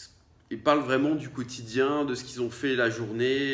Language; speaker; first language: French; native; French